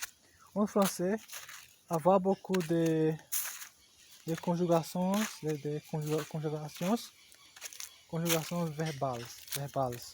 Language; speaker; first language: French; non-native, learner; Portuguese